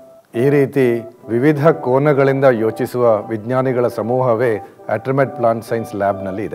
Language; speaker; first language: Kannada; native; Kannada